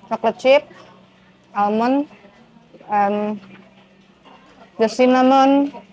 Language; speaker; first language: English; non-native, fluent; Indonesian